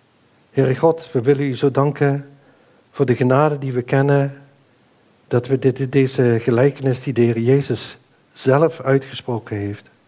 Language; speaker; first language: Dutch; native; Dutch